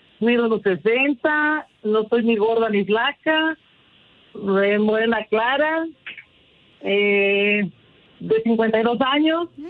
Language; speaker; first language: Spanish; native; Spanish